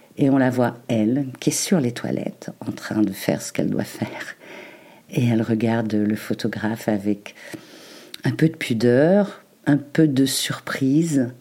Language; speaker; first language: French; native; French